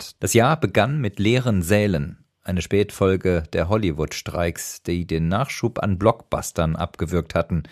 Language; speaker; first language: German; native; German